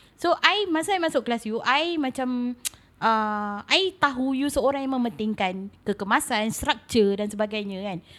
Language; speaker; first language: Malay; native; Malay